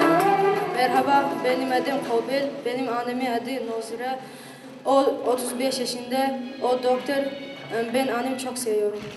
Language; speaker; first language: Turkish; non-native, learner; Tajik